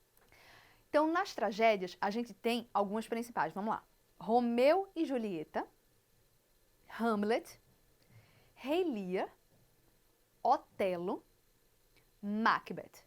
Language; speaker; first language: Portuguese; native; Portuguese